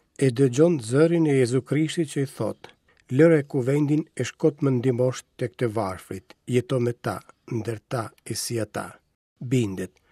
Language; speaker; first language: Albanian; native; Albanian